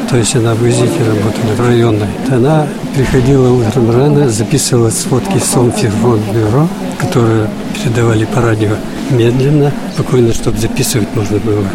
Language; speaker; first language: Russian; non-native, local second language; Udmurt